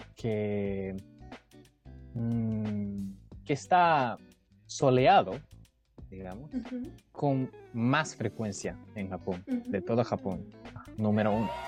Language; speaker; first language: Spanish; non-native, fluent; Japanese